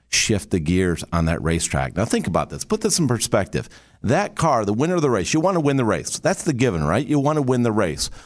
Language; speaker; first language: English; native; English